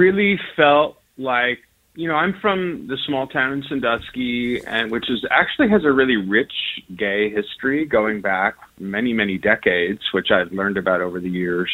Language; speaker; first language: English; native; English